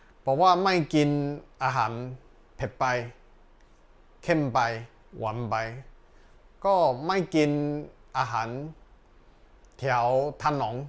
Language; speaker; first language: Thai; non-native, learner; Chinese